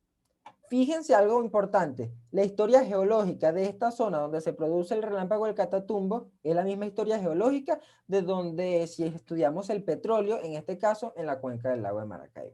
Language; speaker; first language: Spanish; native; Spanish